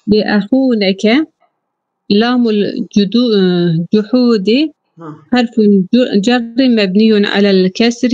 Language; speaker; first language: Arabic; non-native, learner; Turkish